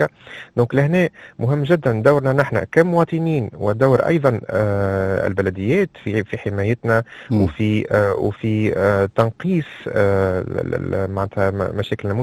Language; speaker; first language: Arabic; native; Arabic